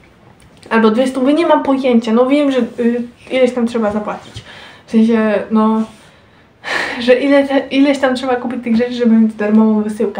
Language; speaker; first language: Polish; native; Polish